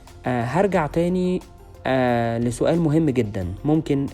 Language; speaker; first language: Arabic; native; Arabic